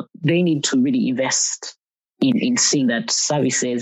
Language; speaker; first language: English; non-native, local second language; Ganda